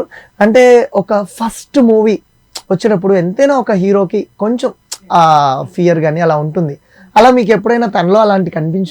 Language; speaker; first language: Telugu; native; Telugu